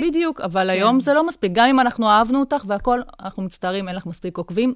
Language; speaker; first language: Hebrew; early bilingual, other home language; Russian